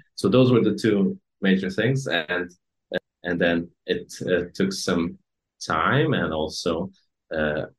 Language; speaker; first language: English; non-native, fluent; Hungarian